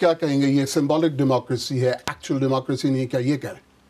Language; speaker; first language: Urdu; native; Urdu